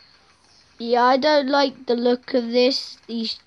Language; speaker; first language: English; native; English